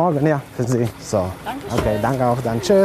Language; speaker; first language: German; non-native, learner; Romanian